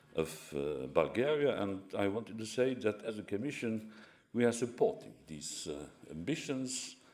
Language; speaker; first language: English; non-native, fluent; Luxembourgish